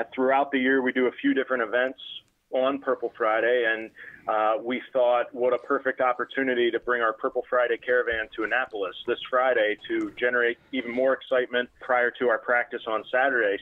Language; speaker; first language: English; native; English